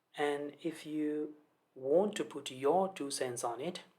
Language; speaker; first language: English; non-native, local second language; Sinhala